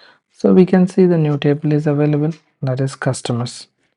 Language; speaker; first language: English; non-native, local second language; Telugu